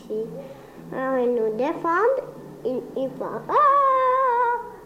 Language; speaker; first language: French; early bilingual, heritage; Spanish